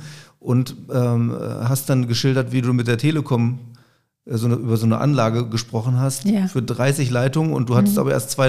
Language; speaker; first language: German; native; German